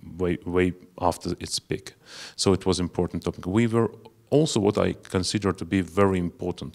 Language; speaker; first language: English; non-native, fluent; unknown